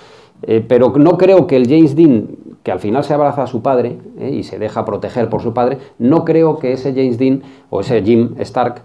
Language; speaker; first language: Spanish; native; Spanish